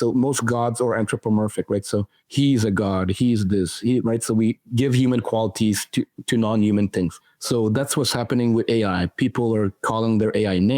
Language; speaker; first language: English; non-native, fluent; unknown